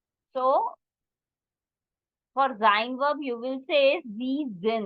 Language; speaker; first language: German; non-native, learner; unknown